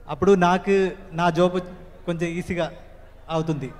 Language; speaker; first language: Telugu; non-native, learner; Malayalam